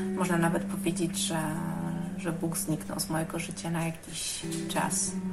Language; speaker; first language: Polish; early bilingual, heritage; Polish